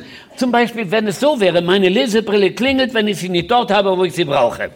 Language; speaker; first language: German; native; German